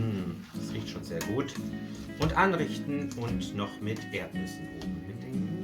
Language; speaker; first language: German; non-native, fluent; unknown